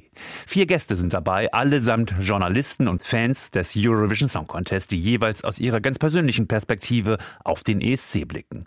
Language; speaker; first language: German; native; German